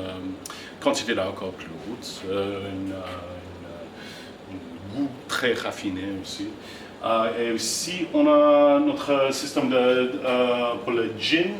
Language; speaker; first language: French; non-native, fluent; English